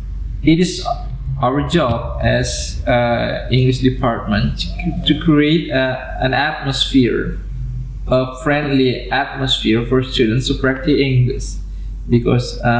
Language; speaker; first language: English; non-native, fluent; Indonesian